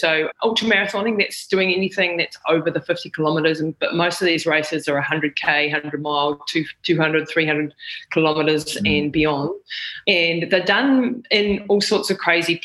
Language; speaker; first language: English; native; English